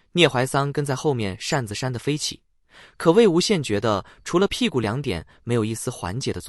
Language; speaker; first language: Chinese; native; Chinese